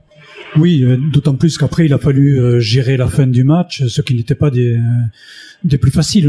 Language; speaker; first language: French; native; French